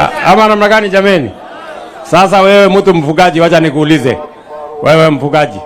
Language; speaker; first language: Swahili; non-native, local second language; Kalenjin